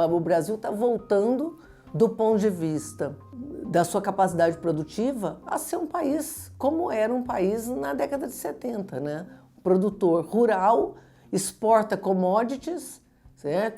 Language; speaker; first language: Portuguese; native; Portuguese